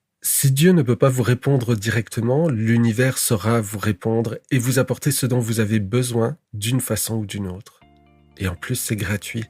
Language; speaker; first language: French; native; French